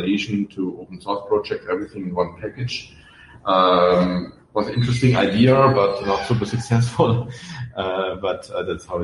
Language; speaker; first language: English; non-native, fluent; German